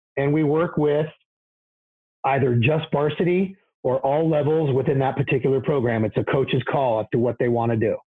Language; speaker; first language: English; native; English